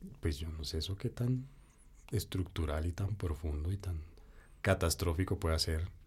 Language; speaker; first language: Spanish; native; Spanish